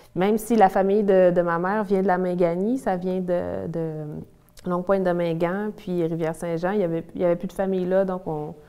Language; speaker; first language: French; native; French